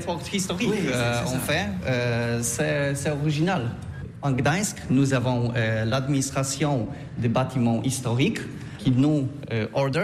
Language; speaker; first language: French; non-native, learner; Polish